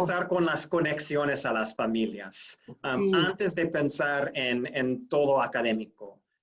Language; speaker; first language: Spanish; non-native, fluent; English